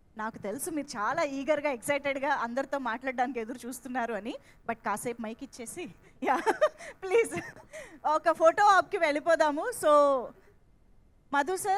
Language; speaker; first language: Telugu; native; Telugu